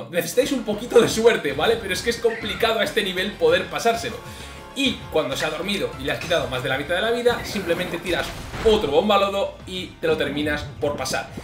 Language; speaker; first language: Spanish; native; Spanish